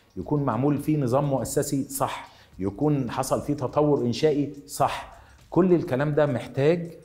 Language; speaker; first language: Arabic; native; Arabic